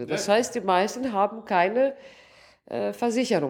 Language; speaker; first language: German; non-native, local second language; Greek